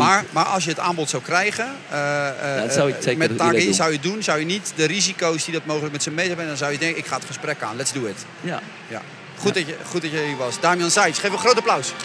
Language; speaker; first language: Dutch; native; Dutch